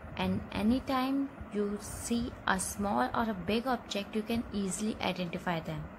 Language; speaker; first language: English; non-native, local second language; Hindi